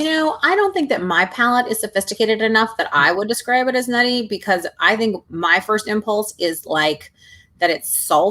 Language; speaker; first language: English; native; English